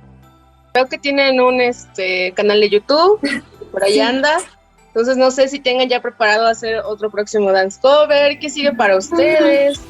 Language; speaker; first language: Spanish; native; Spanish